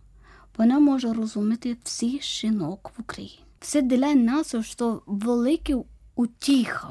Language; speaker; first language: Ukrainian; non-native, learner; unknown